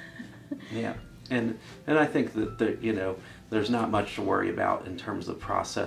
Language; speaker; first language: English; native; English